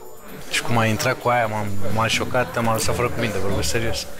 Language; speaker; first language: Romanian; native; Romanian